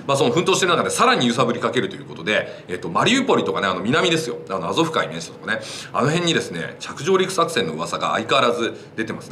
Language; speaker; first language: Japanese; native; Japanese